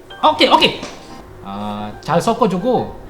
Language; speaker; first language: Korean; non-native, fluent; Malay